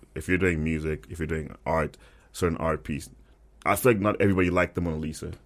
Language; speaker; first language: English; non-native, local second language; Tswana